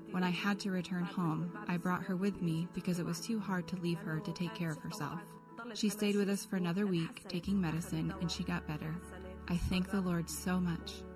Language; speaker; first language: English; non-native, fluent; Kurdish